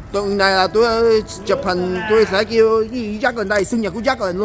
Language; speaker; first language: Vietnamese; early bilingual, heritage; Vietnamese